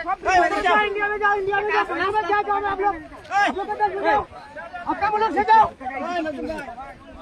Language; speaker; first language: Hindi; non-native, learner; Bangla